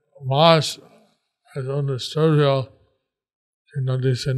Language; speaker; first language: Spanish; non-native, learner; English